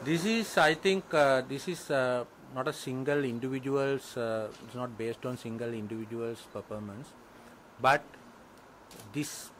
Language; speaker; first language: English; non-native, local second language; Sinhala